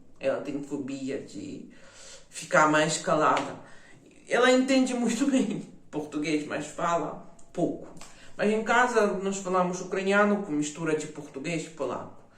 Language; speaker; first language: Portuguese; non-native, local second language; Ukrainian